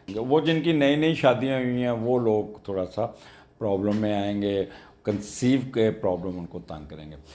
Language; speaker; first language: Urdu; native; Urdu